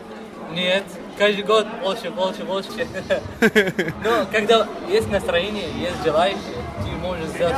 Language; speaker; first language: Russian; non-native, fluent; Arabic